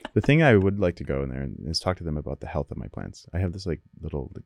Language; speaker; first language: English; native; English